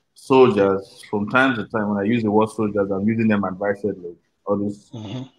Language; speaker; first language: English; non-native, local second language; Yoruba